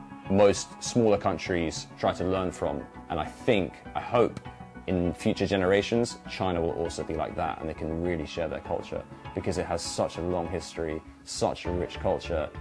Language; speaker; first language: English; early bilingual, other home language; Chinese